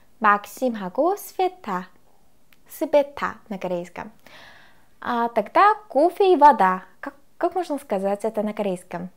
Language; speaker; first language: Russian; non-native, fluent; Korean